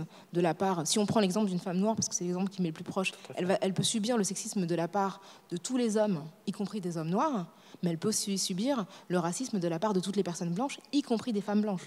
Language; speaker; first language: French; native; French